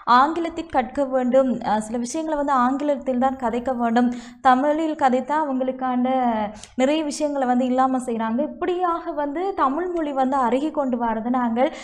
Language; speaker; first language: Tamil; native; Tamil